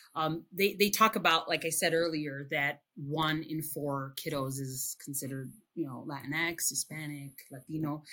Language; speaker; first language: English; early bilingual, other home language; Spanish